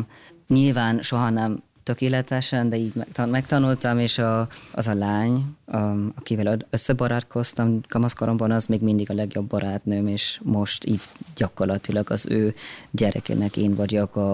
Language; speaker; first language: Hungarian; early bilingual, heritage; German